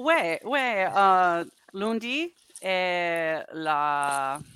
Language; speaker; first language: French; non-native, learner; English